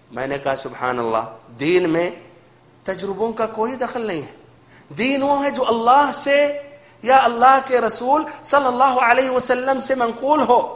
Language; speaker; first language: Urdu; native; Urdu